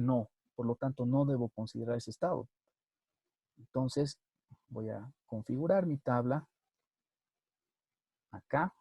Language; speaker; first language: Spanish; native; Spanish